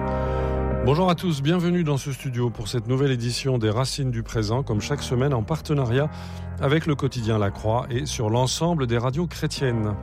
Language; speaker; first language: French; native; French